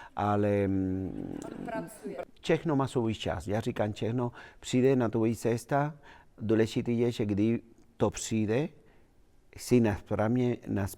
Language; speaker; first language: Czech; non-native, fluent; Spanish